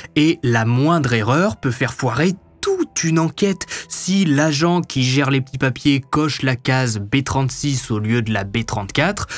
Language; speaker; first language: French; native; French